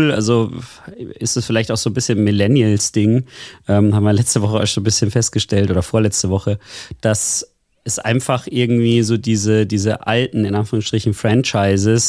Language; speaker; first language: German; native; German